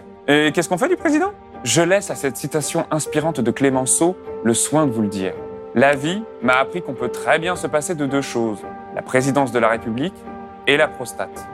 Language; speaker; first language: French; native; French